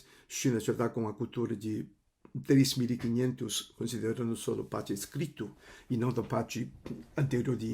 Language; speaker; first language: Portuguese; non-native, fluent; Cantonese